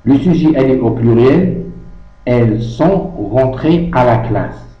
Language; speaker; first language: French; non-native, local second language; Arabic